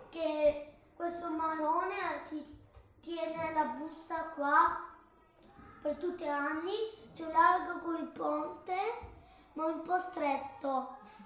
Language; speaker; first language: Italian; early bilingual, other home language; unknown